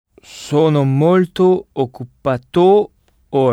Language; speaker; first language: Italian; non-native, learner; French